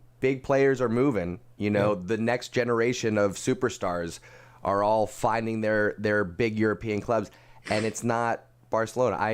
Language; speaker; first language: English; native; English